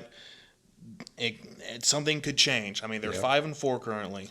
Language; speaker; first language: English; native; English